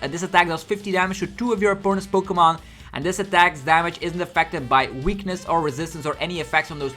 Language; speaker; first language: English; non-native, fluent; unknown